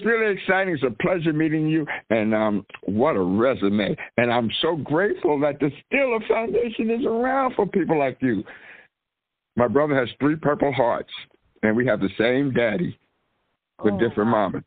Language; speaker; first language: English; native; English